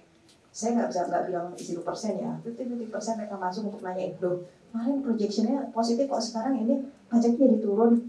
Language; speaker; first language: Indonesian; native; Indonesian